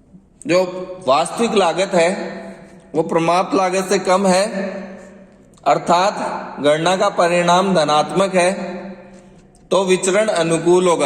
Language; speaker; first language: Hindi; native; Hindi